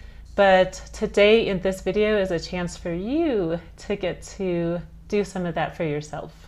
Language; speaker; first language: English; native; English